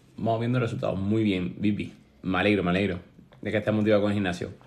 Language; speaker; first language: Spanish; native; Spanish